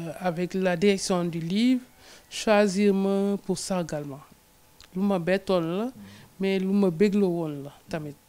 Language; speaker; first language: Wolof; non-native, local second language; Serer